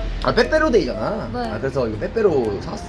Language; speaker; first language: Korean; native; Korean